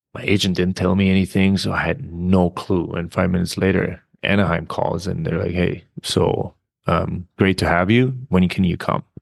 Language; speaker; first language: English; non-native, fluent; German